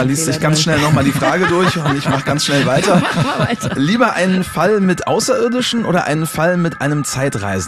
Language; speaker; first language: German; native; German